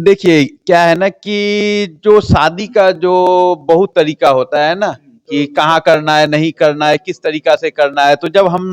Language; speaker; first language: Hindi; native; Hindi